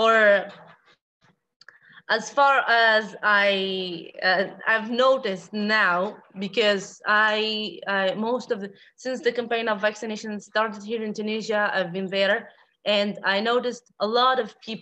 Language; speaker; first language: English; non-native, fluent; Arabic